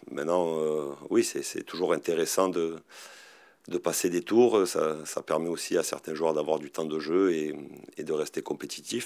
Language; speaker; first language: French; native; French